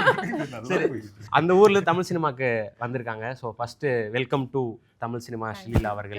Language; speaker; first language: Tamil; native; Tamil